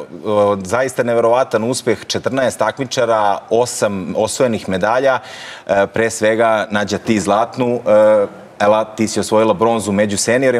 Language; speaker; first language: Croatian; native; Croatian